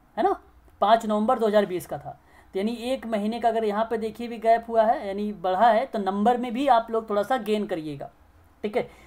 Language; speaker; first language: Hindi; native; Hindi